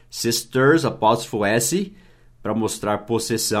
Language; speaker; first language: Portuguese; non-native, fluent; English